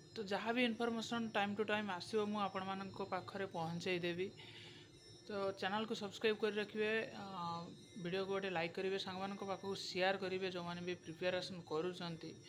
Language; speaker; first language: Odia; native; Odia